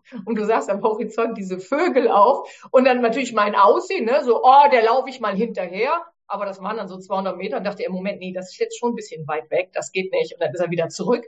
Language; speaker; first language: German; native; German